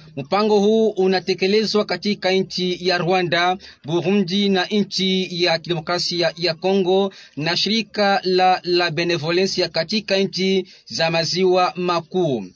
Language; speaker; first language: Swahili; native; Swahili